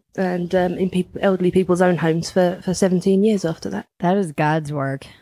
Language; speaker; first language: English; native; English